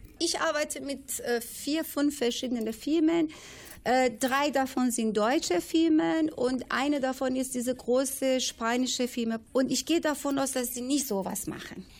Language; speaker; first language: German; non-native, fluent; Persian